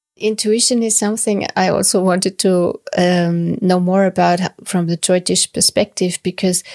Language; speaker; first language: English; non-native, fluent; German